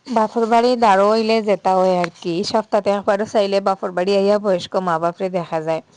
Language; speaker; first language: Bangla; native; Bangla